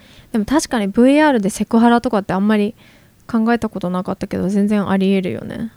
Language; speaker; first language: Japanese; native; Japanese